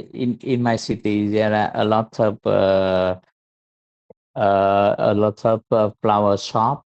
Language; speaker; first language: English; non-native, learner; Vietnamese